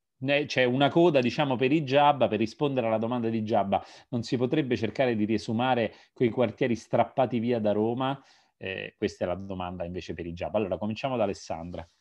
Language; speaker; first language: Italian; native; Italian